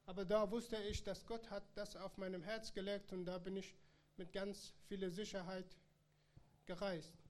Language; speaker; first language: German; non-native, learner; Persian